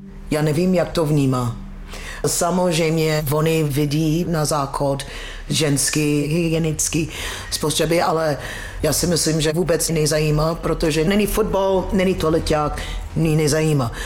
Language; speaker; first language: Czech; non-native, fluent; English